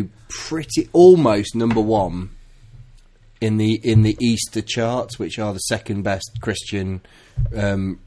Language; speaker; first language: English; native; English